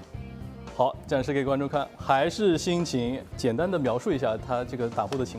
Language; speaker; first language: Chinese; native; Chinese